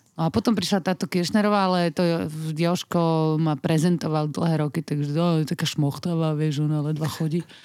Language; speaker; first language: Slovak; native; Slovak